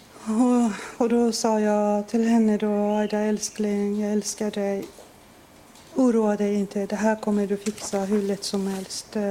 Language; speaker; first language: Swedish; non-native, fluent; Persian